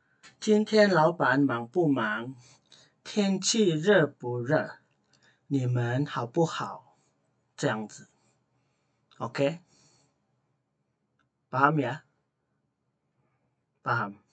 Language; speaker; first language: Chinese; non-native, fluent; Indonesian